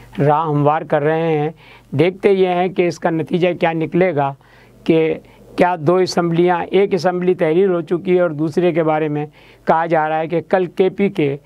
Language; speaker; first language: Urdu; native; Urdu